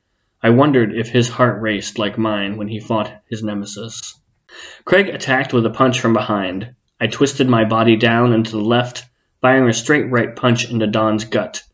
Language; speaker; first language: English; native; English